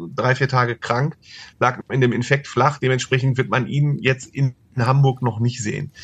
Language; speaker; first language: German; native; German